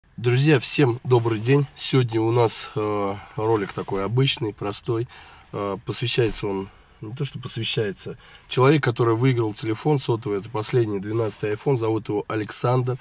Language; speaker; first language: Russian; native; Russian